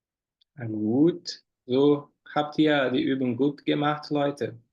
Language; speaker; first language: German; non-native, fluent; Portuguese